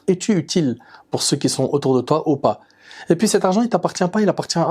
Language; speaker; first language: French; native; French